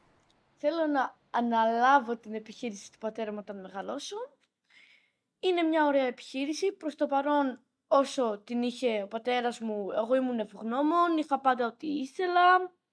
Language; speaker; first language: Greek; early bilingual, other home language; Armenian